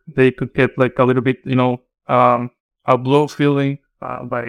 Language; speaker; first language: English; non-native, fluent; Spanish